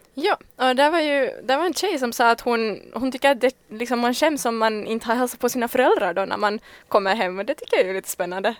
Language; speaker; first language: Swedish; native; Swedish